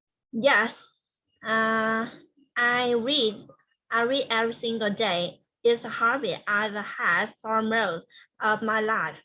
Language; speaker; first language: English; non-native, learner; Vietnamese